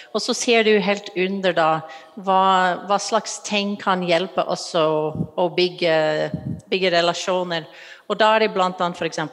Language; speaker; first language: Norwegian; non-native, fluent; English